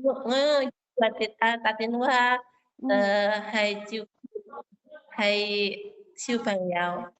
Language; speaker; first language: Cantonese; non-native, learner; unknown